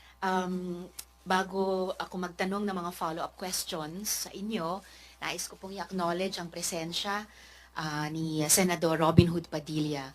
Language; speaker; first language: Filipino; native; Filipino